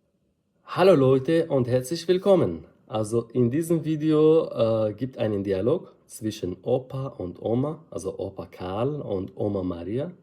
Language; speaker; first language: German; non-native, fluent; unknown